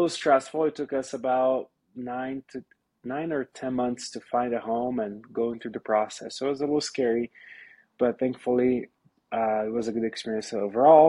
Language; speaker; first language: English; non-native, fluent; Portuguese